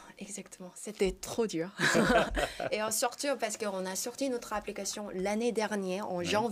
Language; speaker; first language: French; non-native, fluent; Korean